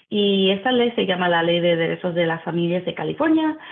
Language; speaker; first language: Spanish; early bilingual, heritage; Spanish